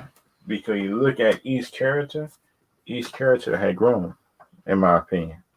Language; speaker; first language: English; native; English